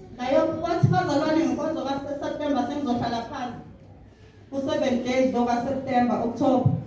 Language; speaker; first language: Zulu; non-native, local second language; Southern Sotho